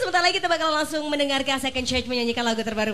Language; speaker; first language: Indonesian; native; Indonesian